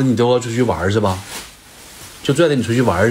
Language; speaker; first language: Chinese; native; Chinese